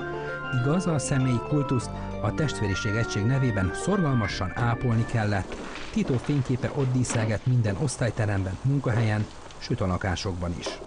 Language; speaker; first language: Hungarian; native; Hungarian